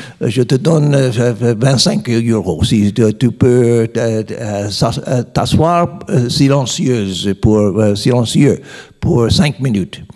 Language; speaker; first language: French; non-native, learner; English